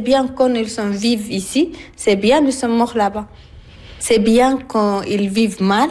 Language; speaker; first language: French; non-native, learner; Arabic